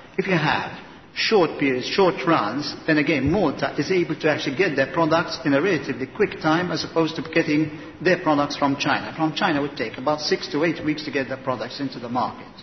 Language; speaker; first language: English; non-native, local second language; Maltese